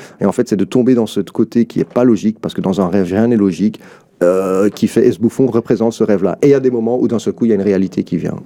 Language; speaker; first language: French; early bilingual, other home language; Arabic